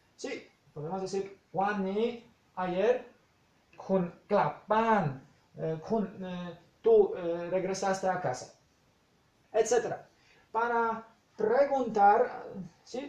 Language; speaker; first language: Spanish; non-native, fluent; Polish